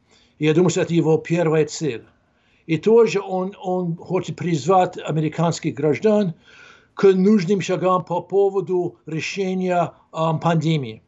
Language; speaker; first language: Ukrainian; non-native, fluent; English